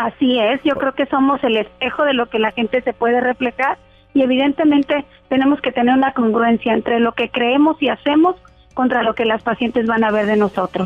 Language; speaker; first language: Spanish; native; Spanish